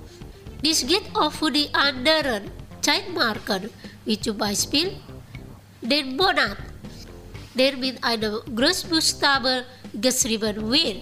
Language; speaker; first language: German; non-native, fluent; Indonesian